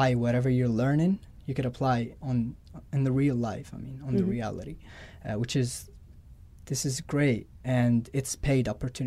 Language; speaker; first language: English; non-native, fluent; Arabic